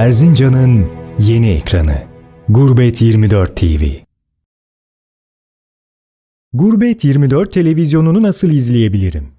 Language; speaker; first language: Turkish; native; Turkish